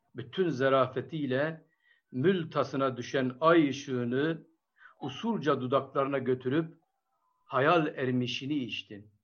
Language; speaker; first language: Turkish; non-native, local second language; Kurdish